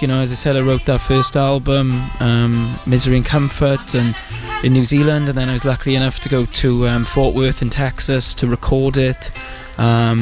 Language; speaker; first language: English; native; English